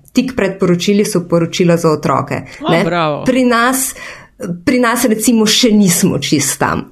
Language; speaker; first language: Slovenian; native; Slovenian